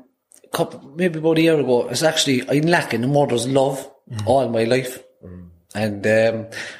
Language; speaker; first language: English; native; English